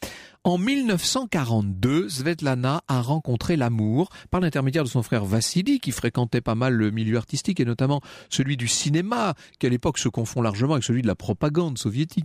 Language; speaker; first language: French; native; French